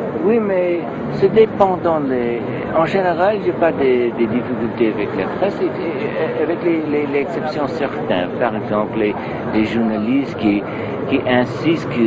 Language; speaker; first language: French; non-native, learner; English